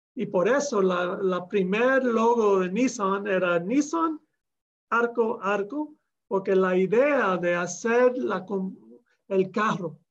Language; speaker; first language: Spanish; early bilingual, heritage; Spanish